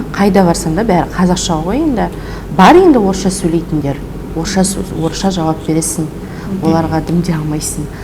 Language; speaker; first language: Kazakh; non-native, local second language; Russian